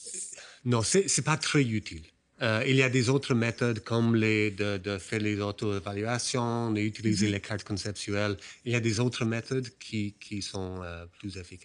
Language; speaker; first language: French; non-native, fluent; English